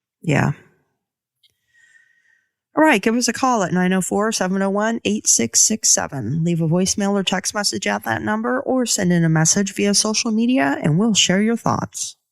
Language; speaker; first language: English; native; English